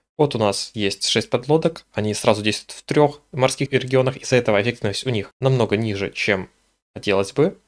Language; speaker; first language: Russian; native; Russian